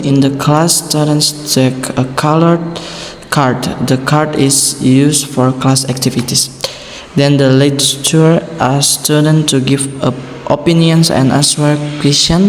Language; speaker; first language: English; non-native, learner; Indonesian